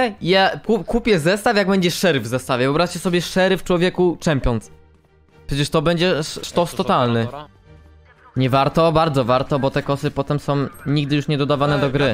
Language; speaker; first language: Polish; native; Polish